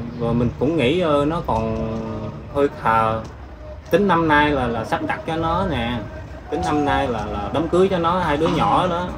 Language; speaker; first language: Vietnamese; non-native, local second language; Khmer